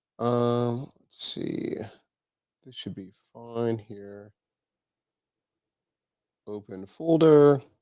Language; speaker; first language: English; native; English